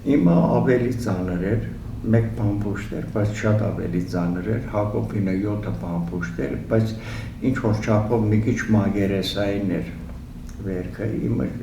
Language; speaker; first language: Armenian; early bilingual, heritage; Armenian